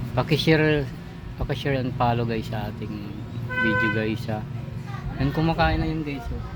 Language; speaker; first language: Filipino; non-native, local second language; Cebuano